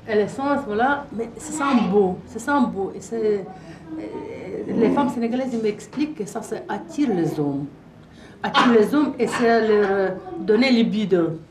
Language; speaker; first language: French; non-native, fluent; Russian